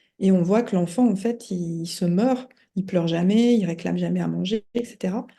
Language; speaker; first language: French; native; French